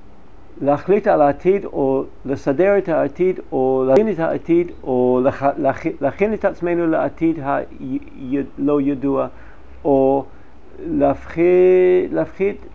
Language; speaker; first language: Hebrew; non-native, fluent; English